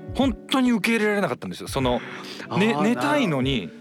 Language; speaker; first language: Japanese; native; Japanese